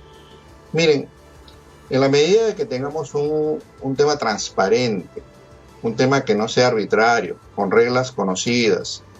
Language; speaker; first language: Spanish; native; Spanish